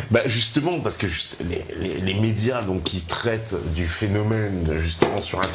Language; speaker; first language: French; native; French